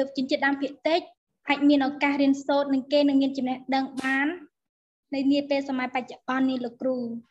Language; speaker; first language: Khmer; non-native, local second language; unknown